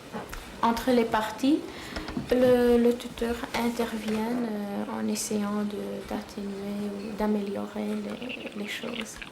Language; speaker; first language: French; non-native, fluent; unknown